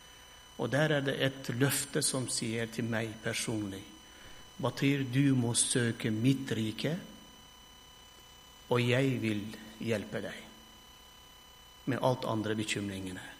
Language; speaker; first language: Norwegian; non-native, fluent; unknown